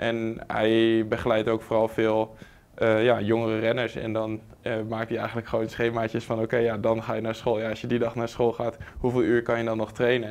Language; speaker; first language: Dutch; native; Dutch